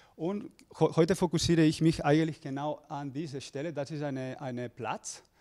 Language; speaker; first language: German; non-native, fluent; Spanish